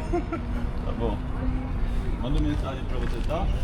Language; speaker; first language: Portuguese; non-native, learner; Korean